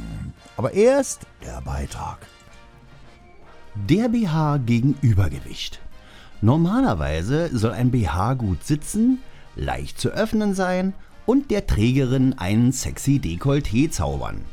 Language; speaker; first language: German; native; German